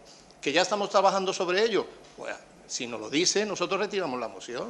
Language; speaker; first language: Spanish; native; Spanish